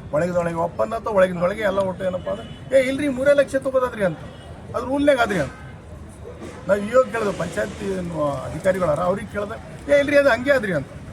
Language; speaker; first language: Kannada; native; Kannada